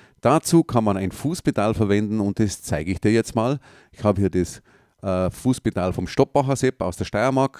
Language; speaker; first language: German; native; German